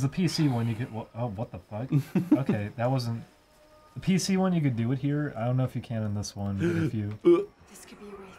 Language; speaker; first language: English; native; English